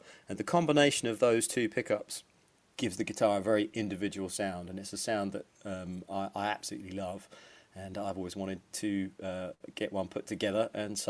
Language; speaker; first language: English; native; English